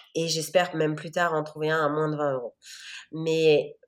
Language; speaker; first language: French; native; French